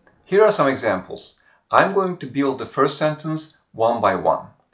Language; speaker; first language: English; non-native, fluent; Turkish